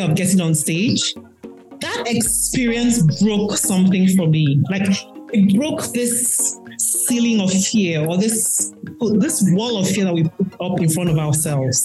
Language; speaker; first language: English; non-native, local second language; Igbo